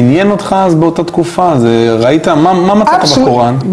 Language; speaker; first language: Hebrew; native; Hebrew